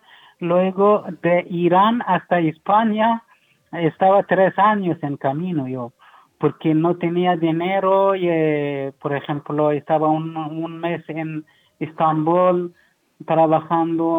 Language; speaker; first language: Spanish; non-native, learner; Persian